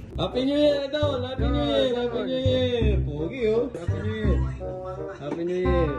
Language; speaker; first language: English; non-native, local second language; Filipino